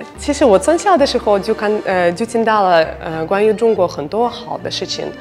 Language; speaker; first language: Chinese; non-native, fluent; Russian